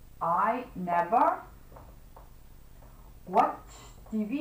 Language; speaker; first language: English; non-native, fluent; Catalan